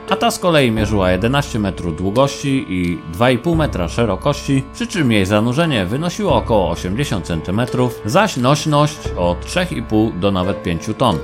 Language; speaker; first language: Polish; native; Polish